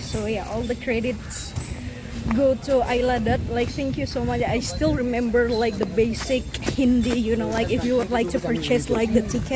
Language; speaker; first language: English; non-native, learner; Indonesian